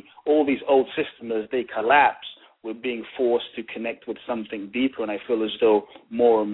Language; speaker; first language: English; native; English